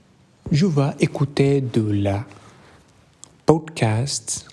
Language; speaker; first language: French; non-native, learner; Arabic